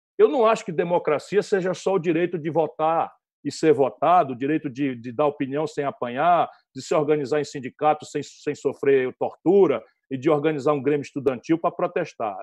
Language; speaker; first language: Portuguese; native; Portuguese